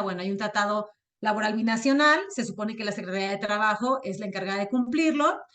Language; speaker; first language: Spanish; native; Spanish